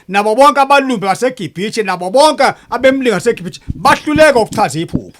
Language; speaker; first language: Zulu; native; Zulu